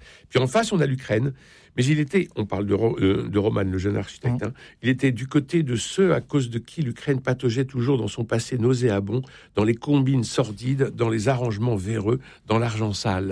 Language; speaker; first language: French; native; French